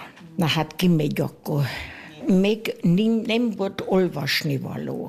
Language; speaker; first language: Hungarian; early bilingual, heritage; Hungarian